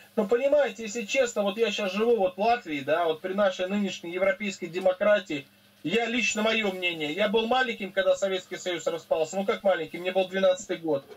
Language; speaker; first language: Russian; native; Russian